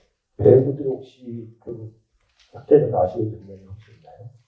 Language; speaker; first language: Korean; native; Korean